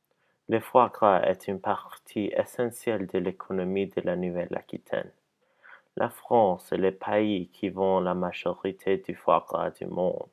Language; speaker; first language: French; non-native, learner; English